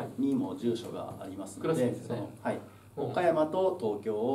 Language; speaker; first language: Japanese; native; Japanese